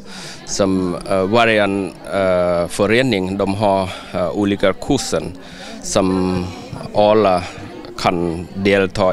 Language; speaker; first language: Swedish; non-native, learner; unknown